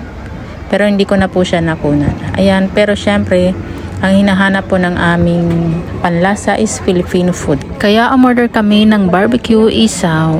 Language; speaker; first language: Filipino; native; Filipino